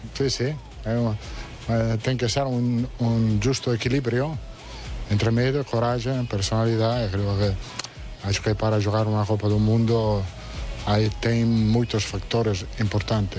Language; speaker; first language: Portuguese; non-native, fluent; Italian